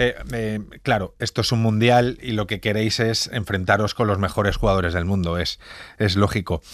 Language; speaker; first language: Spanish; native; Spanish